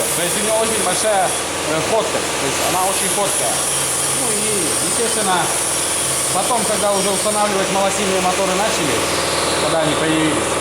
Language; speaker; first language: Russian; native; Russian